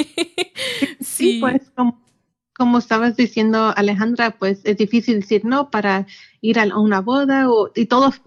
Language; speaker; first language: Spanish; early bilingual, heritage; Spanish